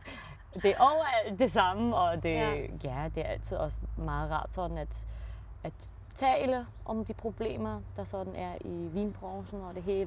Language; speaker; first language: Danish; early bilingual, heritage; German